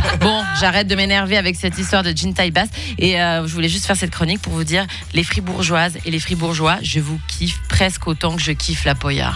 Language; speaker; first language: French; early bilingual, other home language; Spanish